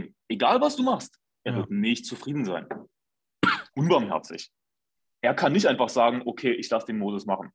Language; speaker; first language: German; native; German